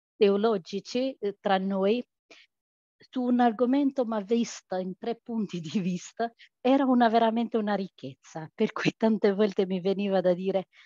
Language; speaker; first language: Italian; non-native, fluent; Albanian